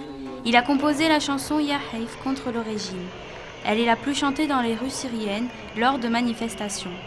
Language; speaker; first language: French; native; French